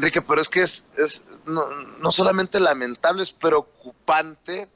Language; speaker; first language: Spanish; native; Spanish